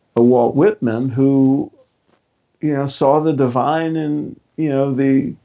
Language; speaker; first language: English; native; English